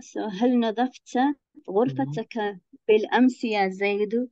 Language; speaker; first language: Arabic; non-native, learner; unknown